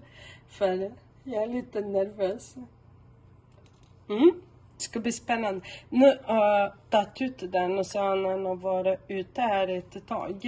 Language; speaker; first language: Swedish; non-native, fluent; Portuguese